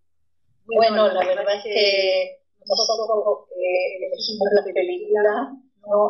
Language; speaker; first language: Spanish; non-native, fluent; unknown